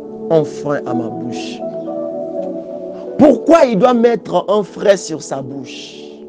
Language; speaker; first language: French; non-native, local second language; Lingala